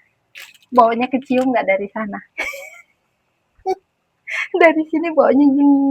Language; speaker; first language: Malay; non-native, local second language; Indonesian